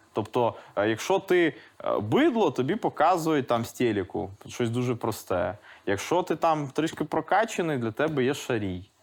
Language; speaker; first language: Ukrainian; native; Ukrainian